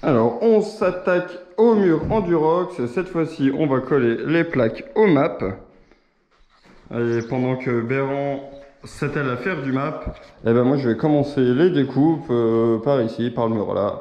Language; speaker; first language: French; native; French